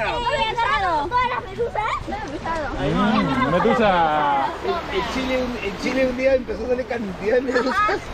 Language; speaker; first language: Spanish; non-native, learner; Korean